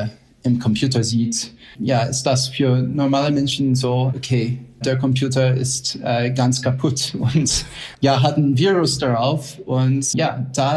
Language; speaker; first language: German; non-native, fluent; English